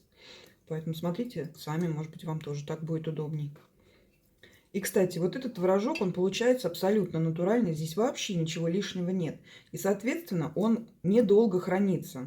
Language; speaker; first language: Russian; native; Russian